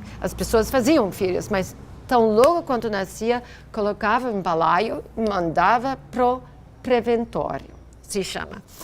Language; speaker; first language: Portuguese; non-native, fluent; English